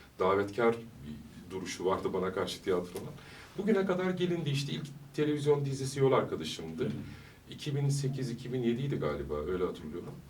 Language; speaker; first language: Turkish; early bilingual, heritage; Turkish